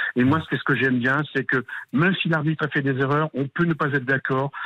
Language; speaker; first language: French; native; French